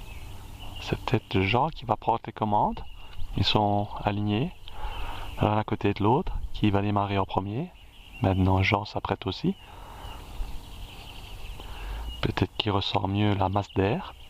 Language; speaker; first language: French; native; French